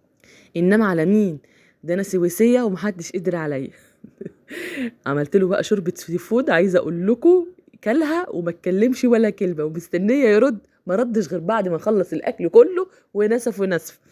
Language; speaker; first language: Arabic; native; Arabic